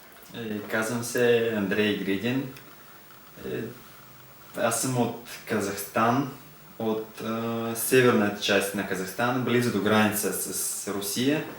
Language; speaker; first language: Bulgarian; non-native, learner; Russian